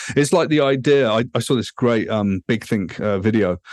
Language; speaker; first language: English; native; English